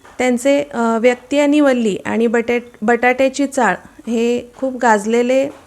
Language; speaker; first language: Marathi; native; Marathi